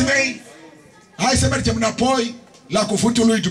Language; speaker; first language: Romanian; non-native, learner; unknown